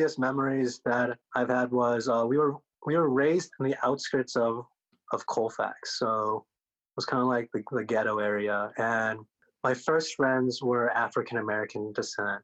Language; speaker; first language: English; early bilingual, other home language; Korean